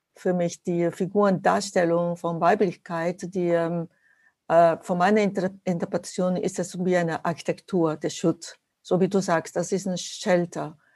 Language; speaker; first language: German; non-native, fluent; Japanese